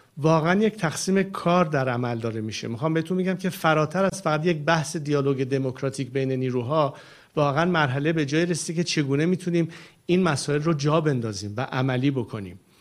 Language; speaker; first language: Persian; native; Persian